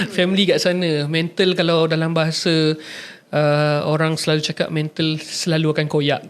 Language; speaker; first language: Malay; native; Malay